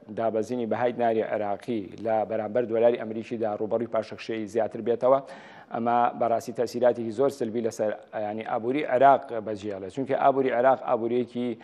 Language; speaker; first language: Central Kurdish; native; Central Kurdish